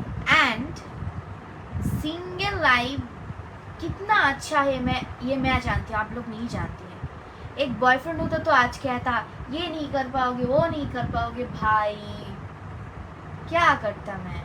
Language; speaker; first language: Hindi; non-native, learner; Bangla